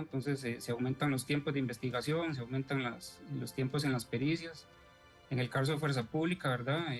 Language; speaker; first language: Spanish; native; Spanish